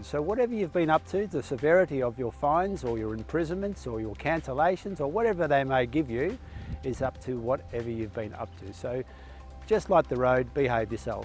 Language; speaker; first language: English; native; English